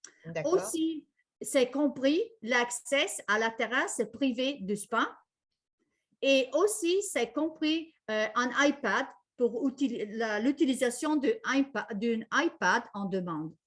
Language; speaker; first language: French; non-native, fluent; Italian